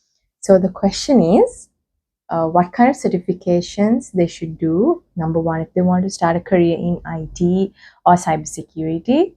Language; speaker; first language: English; non-native, local second language; Sinhala